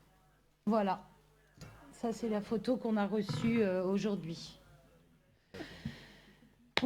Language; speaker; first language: French; native; French